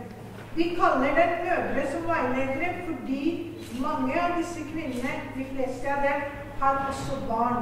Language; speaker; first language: Norwegian; non-native, fluent; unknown